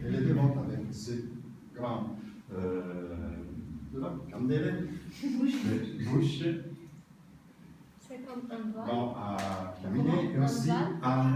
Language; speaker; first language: French; non-native, learner; Italian